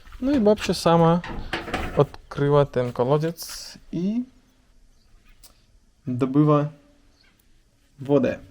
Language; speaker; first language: Polish; non-native, learner; Russian